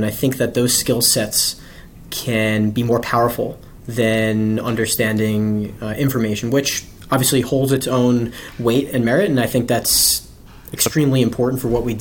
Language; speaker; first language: English; native; English